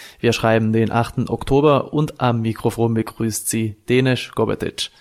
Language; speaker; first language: German; non-native, fluent; Serbian